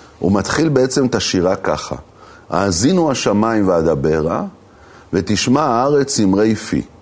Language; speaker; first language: Hebrew; native; Hebrew